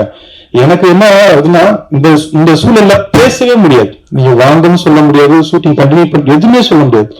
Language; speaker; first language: Tamil; native; Tamil